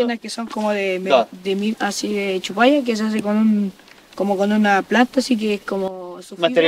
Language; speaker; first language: Spanish; native; Spanish